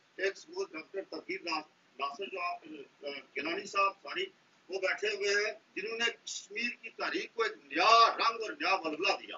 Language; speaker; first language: Urdu; non-native, local second language; Pahari-Potwari